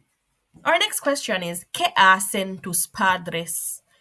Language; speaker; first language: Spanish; non-native, fluent; English